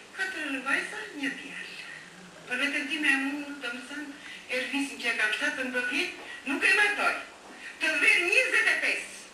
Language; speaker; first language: Albanian; non-native, local second language; Romany